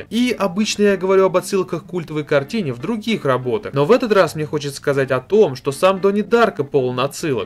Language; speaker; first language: Russian; native; Russian